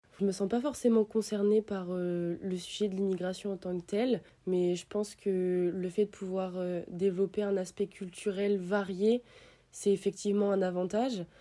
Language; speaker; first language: French; early bilingual, other home language; Italian